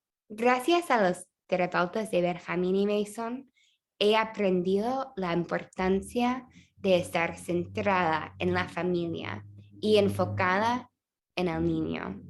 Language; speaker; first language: Spanish; non-native, fluent; English